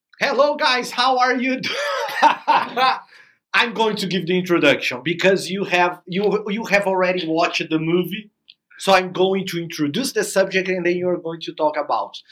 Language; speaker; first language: English; non-native, fluent; Portuguese